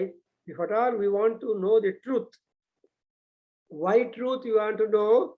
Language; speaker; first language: English; non-native, local second language; Telugu